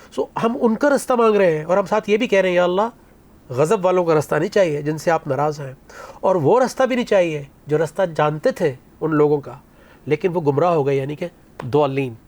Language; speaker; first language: Urdu; native; Urdu